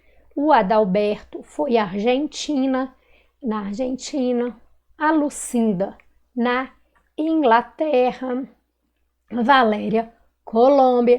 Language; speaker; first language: Portuguese; native; Portuguese